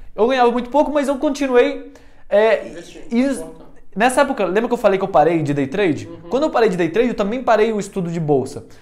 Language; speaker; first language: Portuguese; early bilingual, heritage; Portuguese